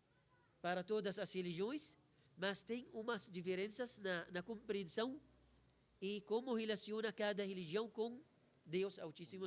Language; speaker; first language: Portuguese; non-native, fluent; Arabic